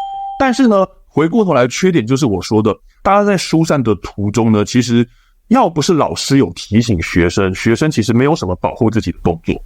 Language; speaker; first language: Chinese; native; Chinese